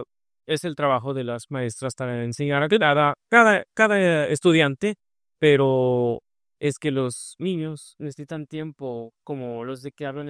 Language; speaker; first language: Spanish; early bilingual, heritage; Spanish